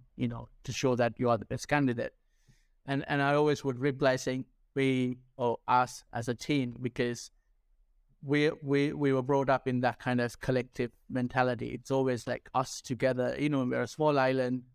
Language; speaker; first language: English; non-native, local second language; Sinhala